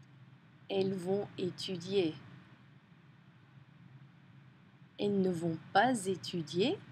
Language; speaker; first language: French; non-native, fluent; English